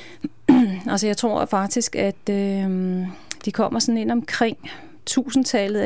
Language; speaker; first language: Danish; native; Danish